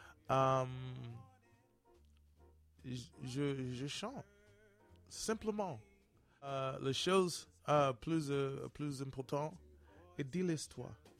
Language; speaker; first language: French; non-native, learner; English